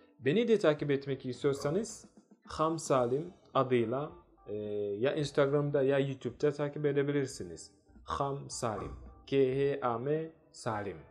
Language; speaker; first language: Turkish; non-native, fluent; Swahili